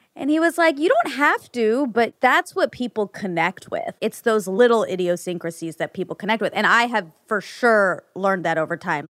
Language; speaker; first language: English; early bilingual, other home language; Hindi